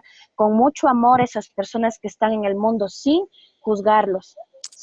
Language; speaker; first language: Spanish; native; Spanish